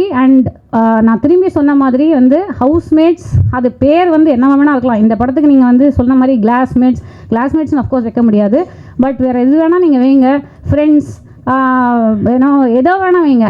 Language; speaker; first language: Tamil; native; Tamil